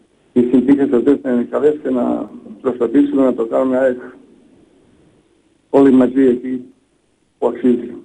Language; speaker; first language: Greek; non-native, fluent; Bosnian